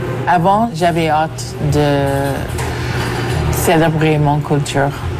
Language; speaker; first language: French; non-native, local second language; English